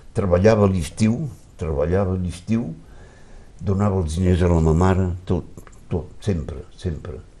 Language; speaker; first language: Catalan; early bilingual, heritage; Catalan